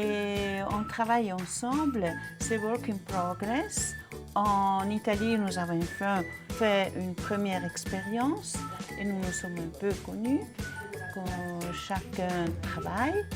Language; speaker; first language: French; non-native, fluent; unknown